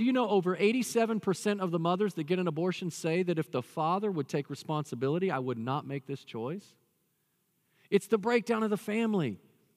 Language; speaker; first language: English; native; English